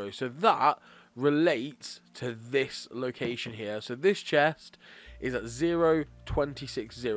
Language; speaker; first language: English; native; English